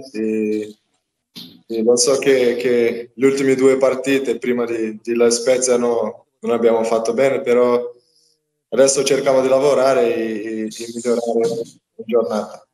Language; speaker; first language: Italian; non-native, learner; Portuguese